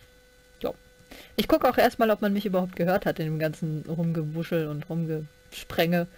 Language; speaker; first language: German; native; German